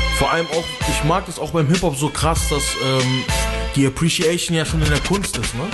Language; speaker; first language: German; early bilingual, other home language; Portuguese